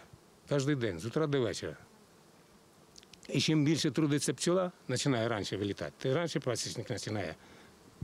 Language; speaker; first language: Ukrainian; native; Ukrainian